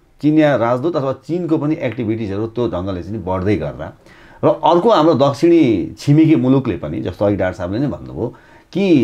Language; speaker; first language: Nepali; native; Nepali